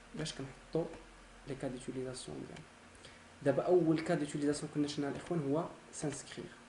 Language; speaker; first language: Arabic; native; Arabic